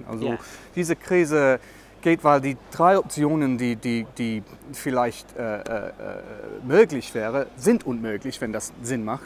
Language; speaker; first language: German; non-native, learner; English